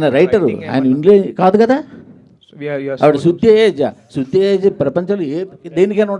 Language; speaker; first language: Telugu; native; Telugu